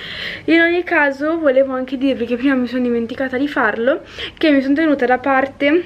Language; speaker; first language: Italian; native; Italian